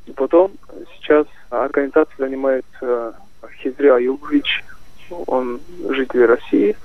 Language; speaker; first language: Russian; non-native, local second language; Kazakh